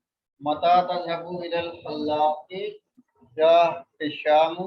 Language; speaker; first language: Arabic; non-native, learner; Urdu